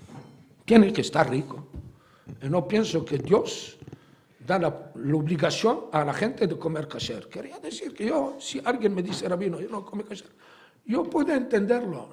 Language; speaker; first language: Spanish; non-native, fluent; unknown